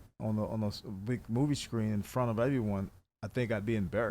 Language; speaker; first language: English; native; English